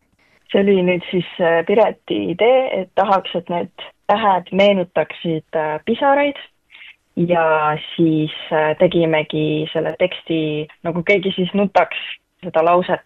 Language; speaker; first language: Estonian; native; Estonian